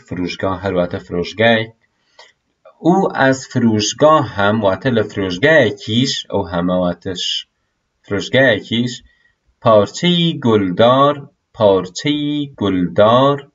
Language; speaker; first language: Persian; non-native, fluent; Central Kurdish